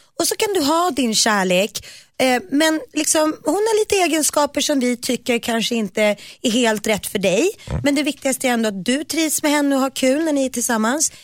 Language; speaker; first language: Swedish; native; Swedish